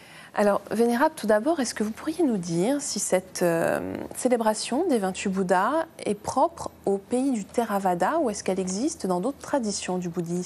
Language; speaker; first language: French; native; French